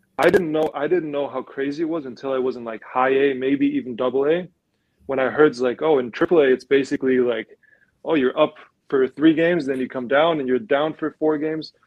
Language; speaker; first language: English; non-native, fluent; German